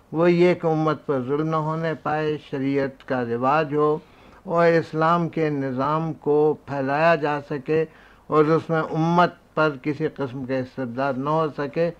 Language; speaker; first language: Urdu; native; Urdu